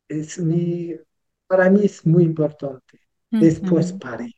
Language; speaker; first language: Spanish; non-native, learner; French